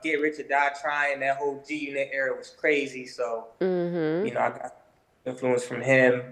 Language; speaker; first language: English; native; English